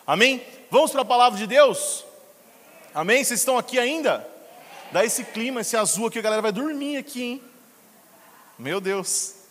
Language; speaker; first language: Portuguese; native; Portuguese